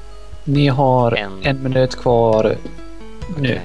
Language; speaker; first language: Swedish; native; Swedish